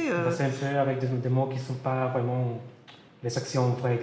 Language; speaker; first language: French; non-native, learner; Spanish